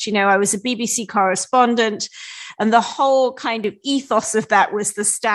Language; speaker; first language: English; native; English